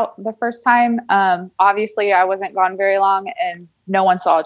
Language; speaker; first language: English; native; English